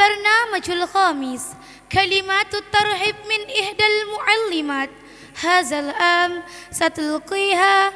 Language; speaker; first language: Arabic; non-native, learner; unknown